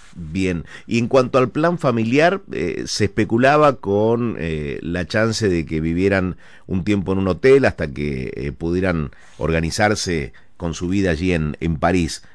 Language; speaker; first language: Spanish; native; Spanish